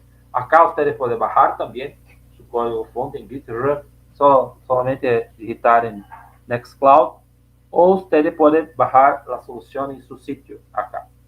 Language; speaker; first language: Spanish; non-native, learner; Portuguese